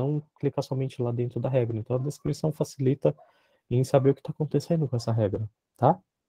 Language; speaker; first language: Portuguese; native; Portuguese